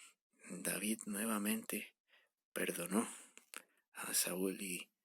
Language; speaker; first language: Spanish; native; Spanish